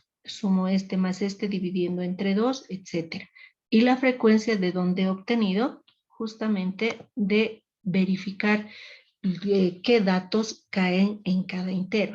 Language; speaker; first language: Spanish; native; Spanish